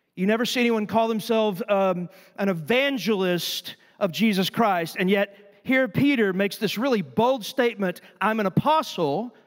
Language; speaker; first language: English; native; English